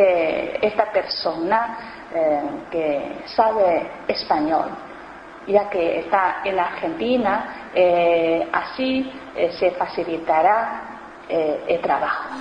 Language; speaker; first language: Spanish; non-native, learner; Chinese